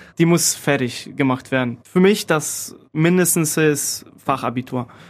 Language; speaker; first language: German; early bilingual, other home language; Polish